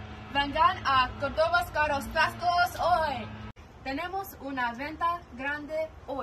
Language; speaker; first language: Spanish; non-native, learner; English